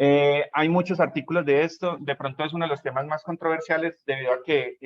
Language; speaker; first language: Spanish; native; Spanish